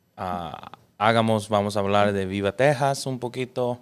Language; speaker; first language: Spanish; early bilingual, other home language; English